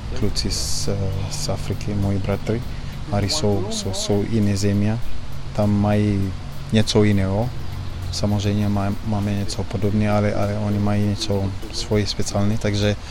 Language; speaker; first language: Czech; non-native, learner; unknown